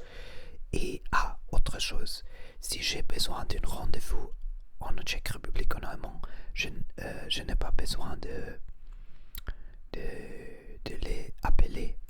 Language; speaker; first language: French; non-native, learner; Spanish